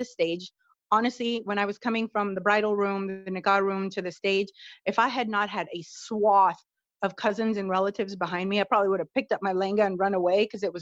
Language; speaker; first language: English; native; English